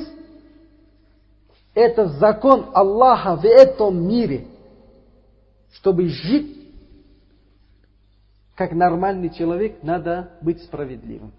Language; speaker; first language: Russian; non-native, learner; Uzbek